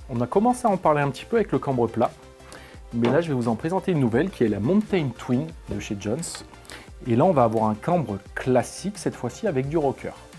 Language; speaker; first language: French; native; French